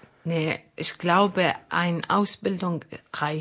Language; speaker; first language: German; non-native, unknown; Arabic